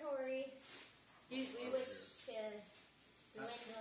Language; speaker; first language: English; native; English